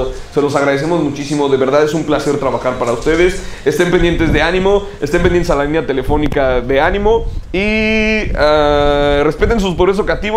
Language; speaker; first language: Spanish; native; Spanish